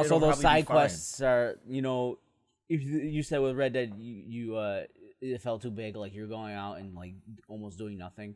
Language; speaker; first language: English; native; English